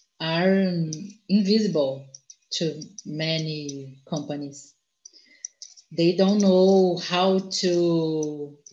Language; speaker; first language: English; non-native, learner; Portuguese